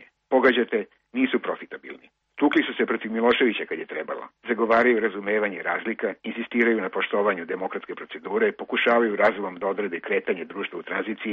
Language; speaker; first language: Croatian; native; Croatian